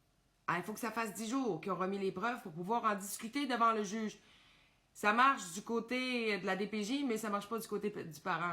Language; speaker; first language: French; native; French